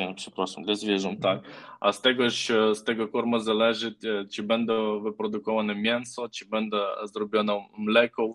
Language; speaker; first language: Polish; non-native, learner; Ukrainian